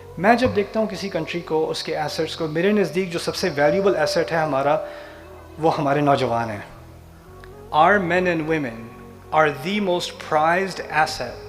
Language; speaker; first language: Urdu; early bilingual, heritage; Urdu